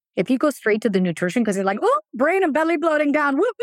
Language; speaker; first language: English; early bilingual, other home language; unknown